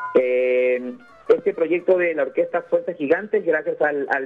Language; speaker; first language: Spanish; native; Spanish